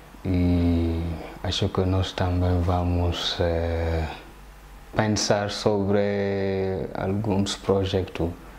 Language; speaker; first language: Portuguese; non-native, fluent; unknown